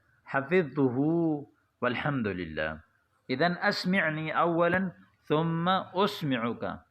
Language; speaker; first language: Arabic; non-native, fluent; Urdu